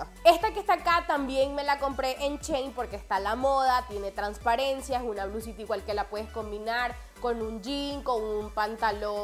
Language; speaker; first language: Spanish; native; Spanish